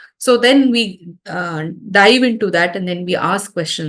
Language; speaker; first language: English; non-native, local second language; Tamil